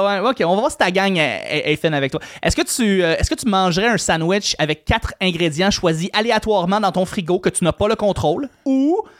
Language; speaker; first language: French; native; French